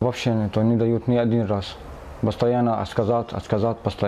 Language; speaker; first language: Russian; non-native, learner; Arabic